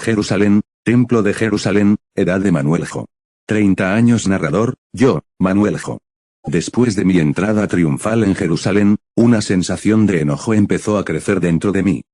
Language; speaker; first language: Spanish; native; Spanish